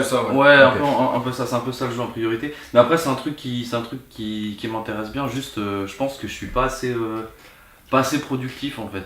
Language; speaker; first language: French; native; French